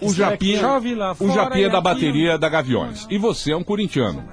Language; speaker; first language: Portuguese; native; Portuguese